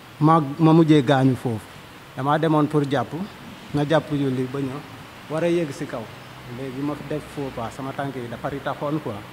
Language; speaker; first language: Wolof; non-native, local second language; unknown